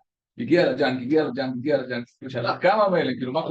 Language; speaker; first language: Hebrew; native; Hebrew